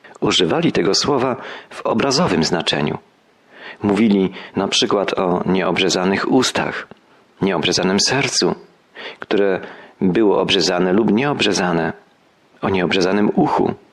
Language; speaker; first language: Polish; native; Polish